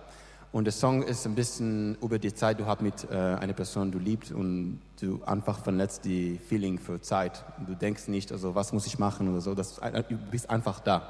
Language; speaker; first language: German; non-native, learner; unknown